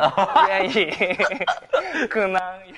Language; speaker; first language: Chinese; non-native, learner; Japanese